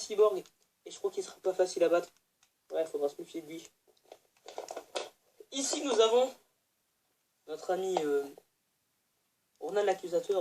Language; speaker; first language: French; native; French